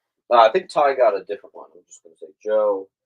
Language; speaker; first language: English; native; English